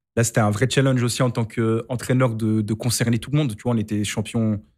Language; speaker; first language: French; native; French